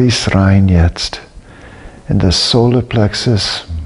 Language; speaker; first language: German; non-native, fluent; English